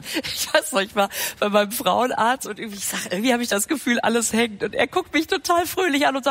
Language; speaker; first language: German; native; German